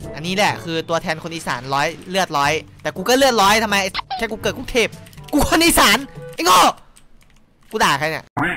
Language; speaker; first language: Thai; native; Thai